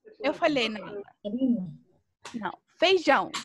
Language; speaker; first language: Portuguese; non-native, fluent; Spanish